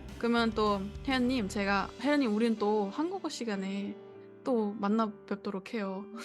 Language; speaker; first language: Korean; native; Korean